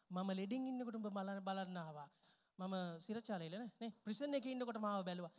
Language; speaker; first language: Sinhala; non-native, local second language; Tamil